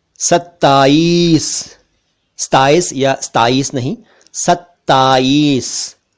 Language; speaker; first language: Hindi; native; Hindi